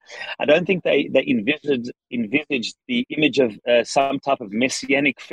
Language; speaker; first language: English; native; English